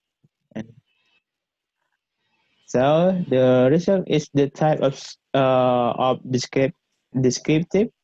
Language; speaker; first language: English; non-native, learner; Indonesian